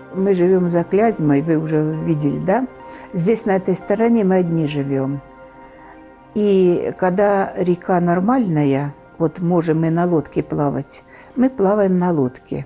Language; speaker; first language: Russian; native; Russian